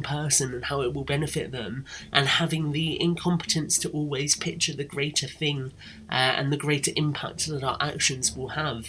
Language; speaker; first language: English; non-native, fluent; German